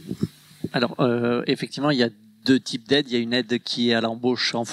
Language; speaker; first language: French; native; French